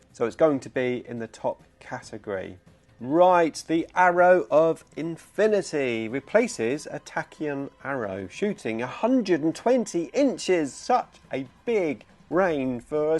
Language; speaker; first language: English; native; English